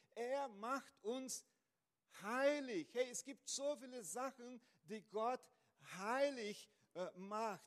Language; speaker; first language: German; non-native, fluent; Portuguese